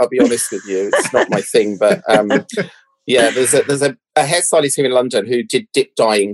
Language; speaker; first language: English; native; English